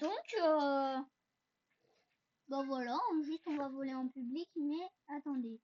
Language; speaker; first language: French; native; French